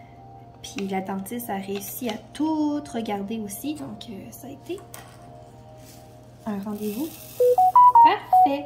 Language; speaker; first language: French; native; French